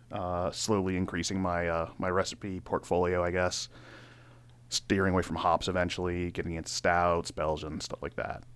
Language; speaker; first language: English; native; English